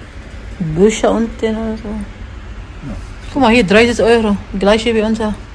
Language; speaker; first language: German; non-native, learner; Cebuano